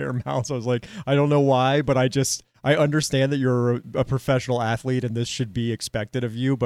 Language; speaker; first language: English; native; English